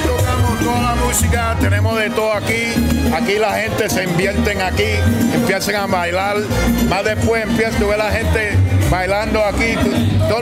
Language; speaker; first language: Spanish; early bilingual, heritage; Spanish